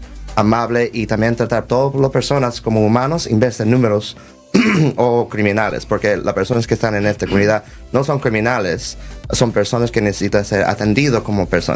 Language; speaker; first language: Spanish; early bilingual, heritage; Spanish